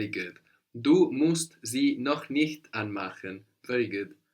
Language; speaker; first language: German; non-native, fluent; English